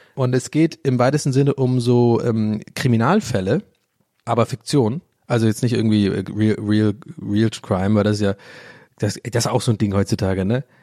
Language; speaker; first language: German; early bilingual, other home language; English